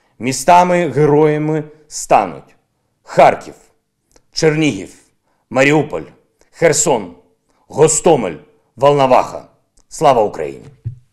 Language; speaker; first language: Ukrainian; non-native, local second language; Russian